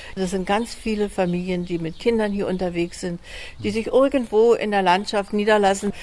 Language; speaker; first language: German; native; German